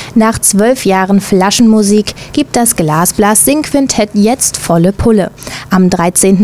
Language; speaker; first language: German; native; German